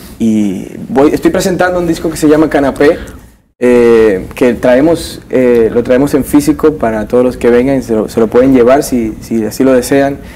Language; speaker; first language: Spanish; native; Spanish